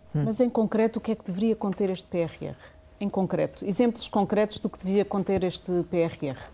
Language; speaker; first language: Portuguese; native; Portuguese